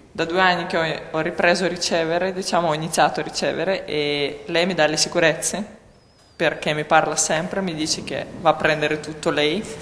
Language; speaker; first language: Italian; non-native, fluent; Russian